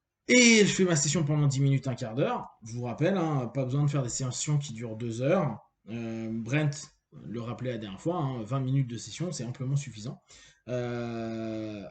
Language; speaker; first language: French; native; French